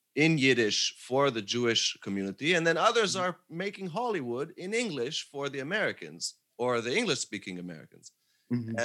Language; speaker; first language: English; non-native, fluent; Hebrew